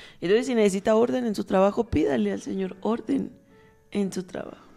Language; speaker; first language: Spanish; native; Spanish